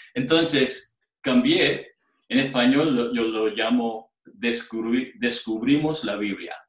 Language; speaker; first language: Spanish; non-native, fluent; English